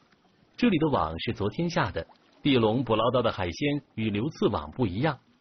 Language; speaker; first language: Chinese; native; Chinese